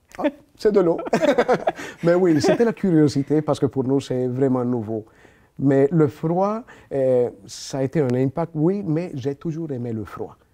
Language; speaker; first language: French; non-native, fluent; Spanish